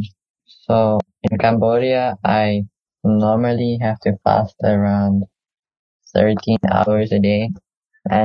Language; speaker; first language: English; non-native, local second language; Malay